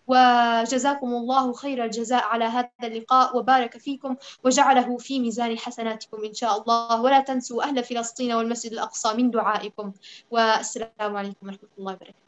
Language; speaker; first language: Arabic; native; Arabic